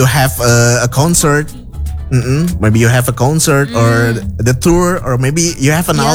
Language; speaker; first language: English; non-native, learner; Indonesian